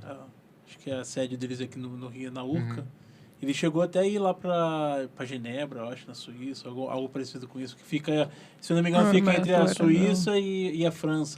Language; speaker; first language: Portuguese; native; Portuguese